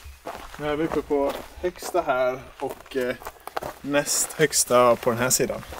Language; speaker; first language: Swedish; native; Swedish